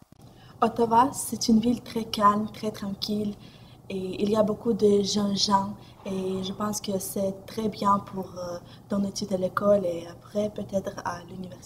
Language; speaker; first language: French; non-native, fluent; Russian